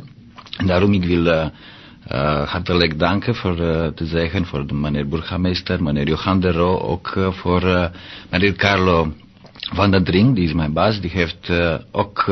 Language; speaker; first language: Dutch; non-native, learner; Romanian